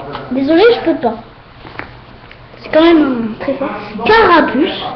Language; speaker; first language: French; native; French